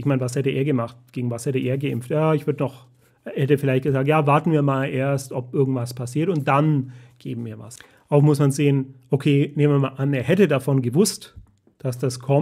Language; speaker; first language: German; native; German